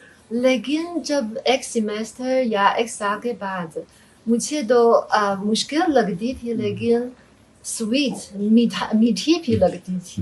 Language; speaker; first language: Hindi; non-native, fluent; Chinese